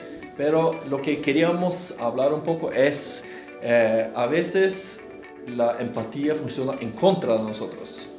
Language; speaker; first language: Spanish; non-native, fluent; Norwegian